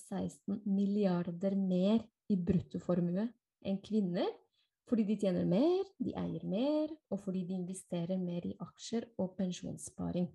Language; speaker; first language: Norwegian; non-native, fluent; Spanish